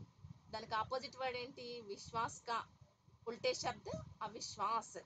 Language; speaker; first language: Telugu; native; Telugu